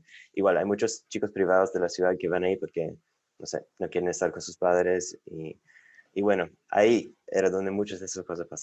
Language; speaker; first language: Spanish; non-native, fluent; English